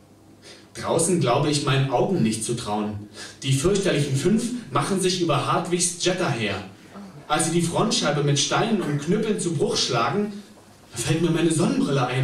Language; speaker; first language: German; native; German